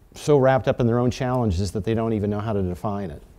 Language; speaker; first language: English; native; English